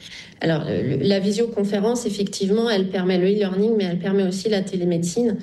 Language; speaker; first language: French; native; French